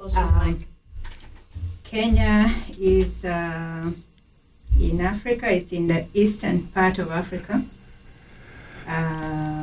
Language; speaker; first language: English; non-native, local second language; Kalenjin